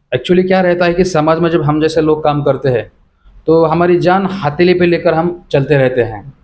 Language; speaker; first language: Hindi; non-native, local second language; Marathi